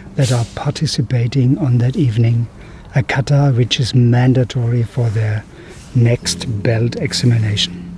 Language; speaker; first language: English; non-native, fluent; German